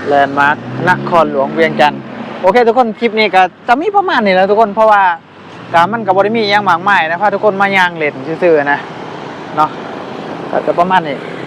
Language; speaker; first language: Thai; native; Thai